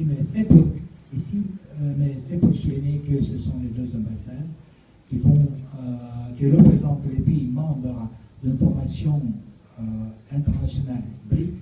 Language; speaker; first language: French; non-native, fluent; Russian